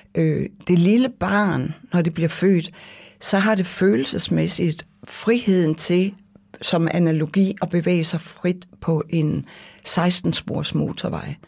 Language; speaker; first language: Danish; native; Danish